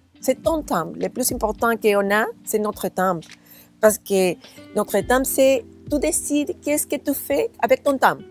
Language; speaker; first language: French; non-native, learner; Spanish